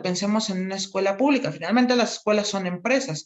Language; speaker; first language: Spanish; native; Spanish